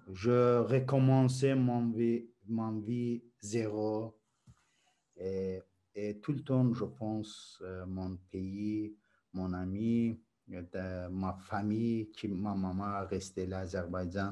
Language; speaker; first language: French; non-native, learner; Azerbaijani